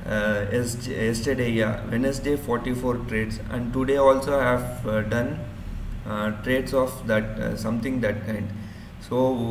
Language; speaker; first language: English; non-native, local second language; Urdu